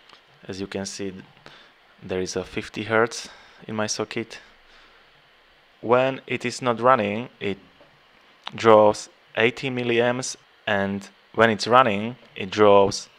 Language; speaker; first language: English; non-native, fluent; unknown